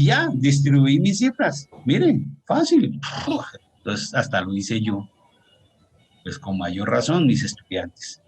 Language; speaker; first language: Spanish; native; Spanish